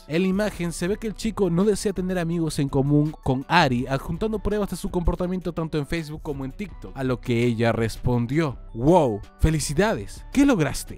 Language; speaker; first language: Spanish; native; Spanish